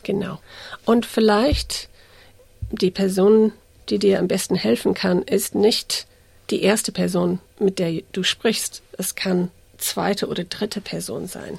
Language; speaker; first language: German; non-native, fluent; English